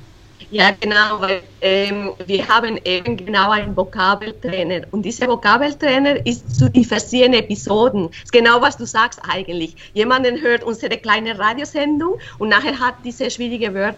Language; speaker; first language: German; non-native, fluent; Spanish